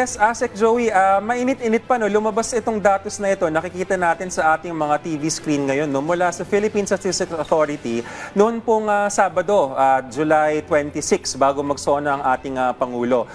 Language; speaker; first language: Filipino; native; Filipino